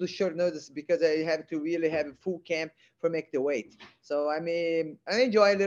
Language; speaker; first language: English; non-native, learner; Portuguese